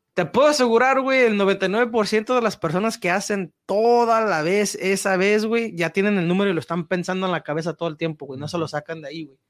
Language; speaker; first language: Spanish; early bilingual, heritage; Spanish